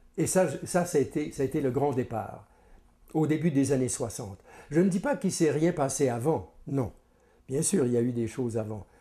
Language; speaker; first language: French; native; French